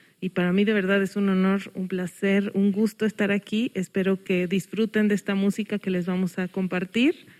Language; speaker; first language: Spanish; early bilingual, heritage; English